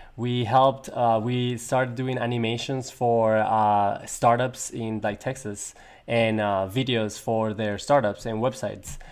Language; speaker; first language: English; non-native, fluent; Spanish